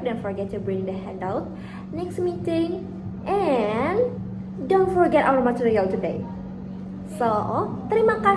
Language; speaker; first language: English; non-native, fluent; Indonesian